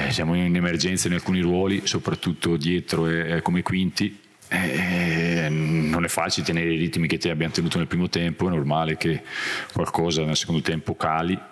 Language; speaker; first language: Italian; native; Italian